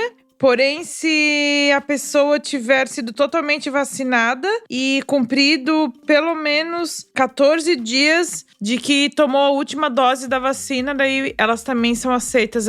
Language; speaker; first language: Portuguese; native; Portuguese